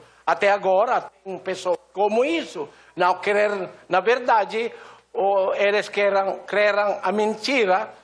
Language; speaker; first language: Portuguese; non-native, learner; Filipino